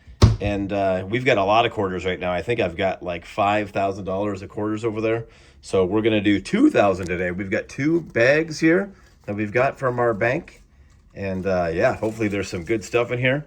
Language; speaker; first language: English; native; English